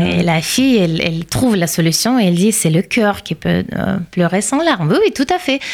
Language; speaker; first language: French; non-native, fluent; Russian